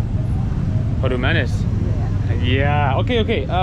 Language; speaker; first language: Indonesian; non-native, learner; English